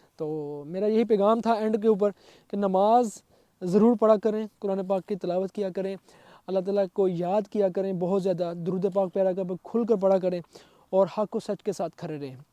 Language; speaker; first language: Urdu; non-native, local second language; Punjabi